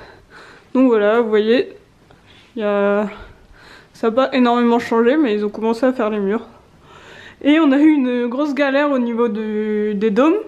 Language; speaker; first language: French; native; French